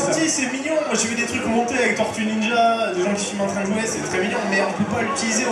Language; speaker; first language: French; native; French